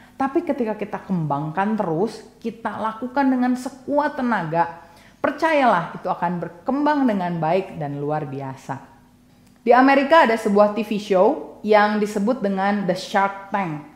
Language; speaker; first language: Indonesian; native; Indonesian